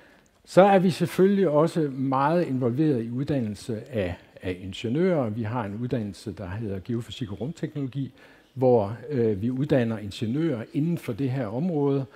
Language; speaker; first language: Danish; native; Danish